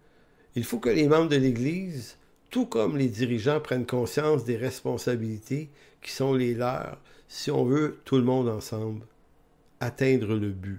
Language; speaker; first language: French; native; French